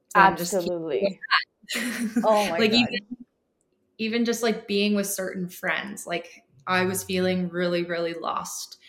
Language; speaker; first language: English; native; English